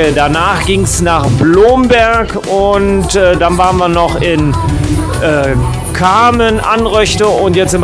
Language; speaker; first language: German; native; German